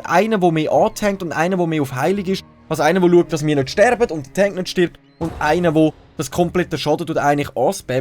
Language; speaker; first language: German; native; German